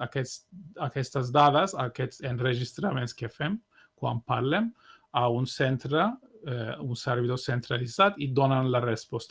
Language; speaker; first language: Catalan; non-native, fluent; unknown